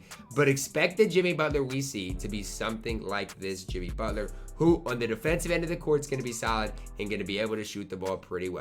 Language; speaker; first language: English; native; English